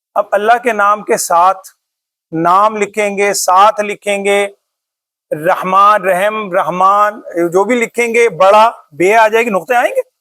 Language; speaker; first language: Urdu; native; Urdu